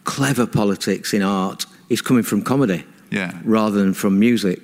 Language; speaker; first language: English; native; English